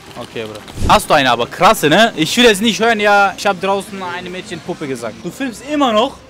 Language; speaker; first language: German; non-native, fluent; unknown